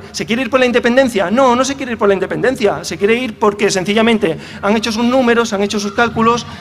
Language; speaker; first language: Spanish; native; Spanish